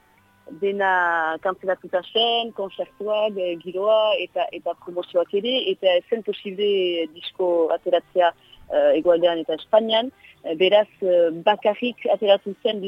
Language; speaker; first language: Basque; non-native, local second language; French